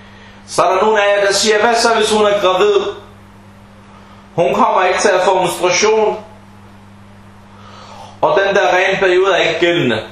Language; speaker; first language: Danish; early bilingual, other home language; Arabic